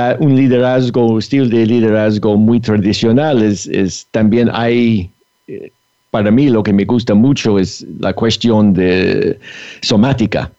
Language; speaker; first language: Spanish; non-native, fluent; English